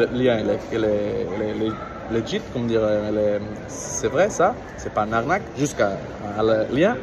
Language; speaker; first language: French; non-native, learner; Portuguese